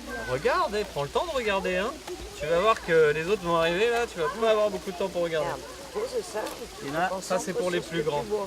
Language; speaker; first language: French; native; French